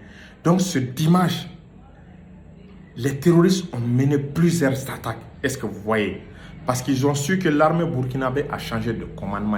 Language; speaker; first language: French; non-native, local second language; Bambara